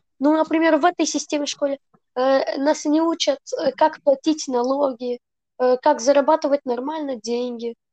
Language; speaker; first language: Russian; early bilingual, heritage; Russian